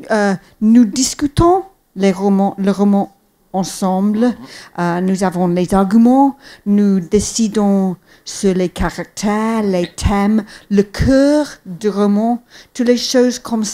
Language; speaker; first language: French; non-native, fluent; English